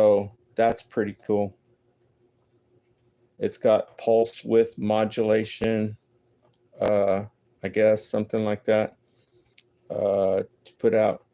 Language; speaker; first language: English; native; English